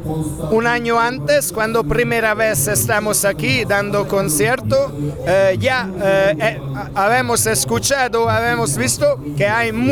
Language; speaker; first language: Spanish; non-native, fluent; Hungarian